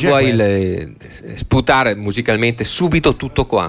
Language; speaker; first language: Italian; native; Italian